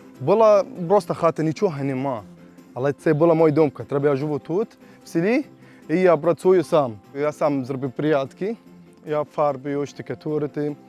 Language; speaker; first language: Ukrainian; non-native, learner; Arabic